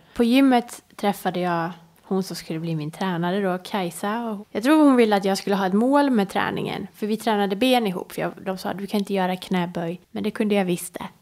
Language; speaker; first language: Swedish; early bilingual, other home language; Persian